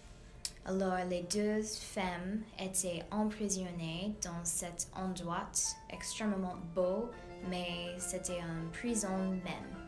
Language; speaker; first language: French; non-native, learner; English